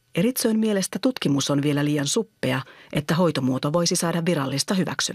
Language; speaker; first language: Finnish; native; Finnish